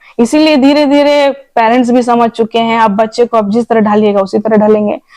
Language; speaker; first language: Hindi; non-native, local second language; Bangla